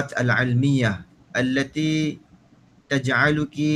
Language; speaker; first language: Arabic; non-native, fluent; Malay